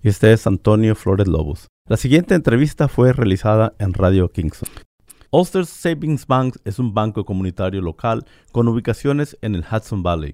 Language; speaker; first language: Spanish; native; Spanish